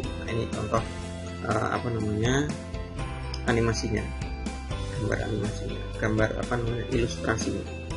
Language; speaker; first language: Indonesian; native; Indonesian